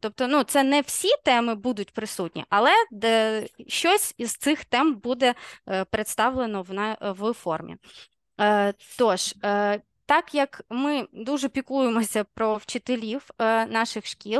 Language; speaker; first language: Ukrainian; native; Ukrainian